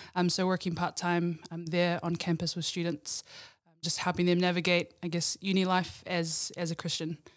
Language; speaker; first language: English; early bilingual, other home language; Samoan